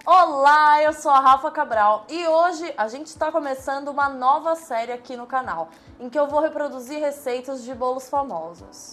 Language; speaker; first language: Portuguese; native; Portuguese